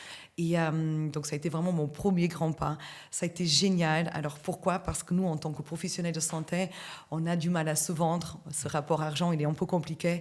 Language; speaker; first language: French; native; French